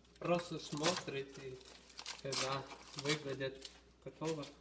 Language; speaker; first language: Russian; non-native, learner; English